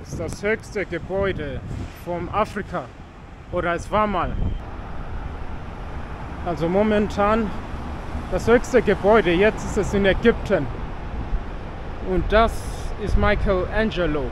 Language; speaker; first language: German; non-native, fluent; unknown